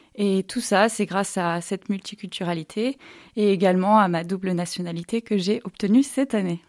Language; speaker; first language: French; early bilingual, other home language; English